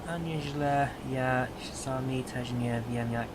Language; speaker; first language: Polish; non-native, learner; English